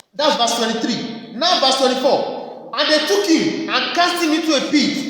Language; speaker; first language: English; non-native, local second language; Yoruba